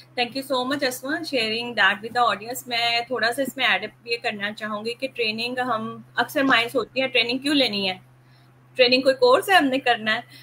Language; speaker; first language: Urdu; native; Urdu